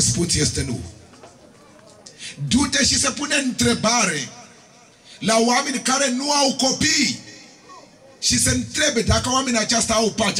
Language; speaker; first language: Romanian; non-native, learner; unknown